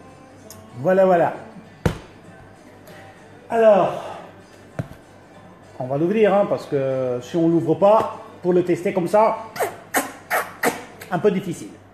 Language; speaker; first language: French; early bilingual, other home language; Italian